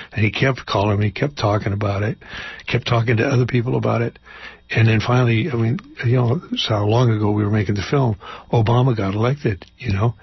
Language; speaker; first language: English; native; English